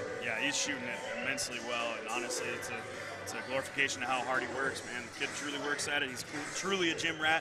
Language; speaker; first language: English; native; English